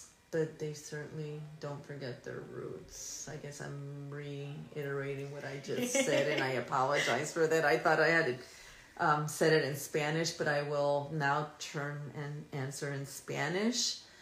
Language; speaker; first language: English; early bilingual, other home language; Spanish